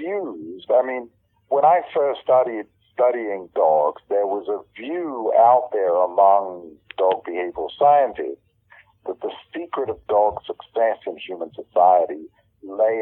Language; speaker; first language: English; native; English